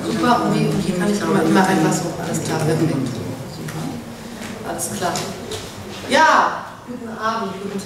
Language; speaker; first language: German; native; German